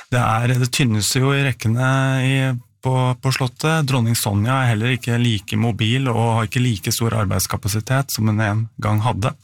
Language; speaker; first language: Norwegian; native; Norwegian